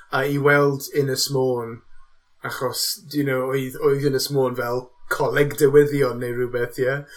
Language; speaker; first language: Welsh; non-native, local second language; English